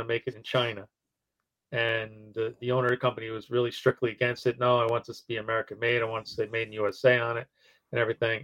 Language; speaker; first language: English; native; English